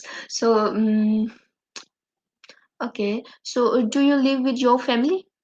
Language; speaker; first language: English; non-native, learner; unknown